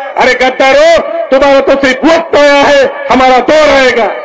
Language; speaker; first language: Hindi; non-native, local second language; Marathi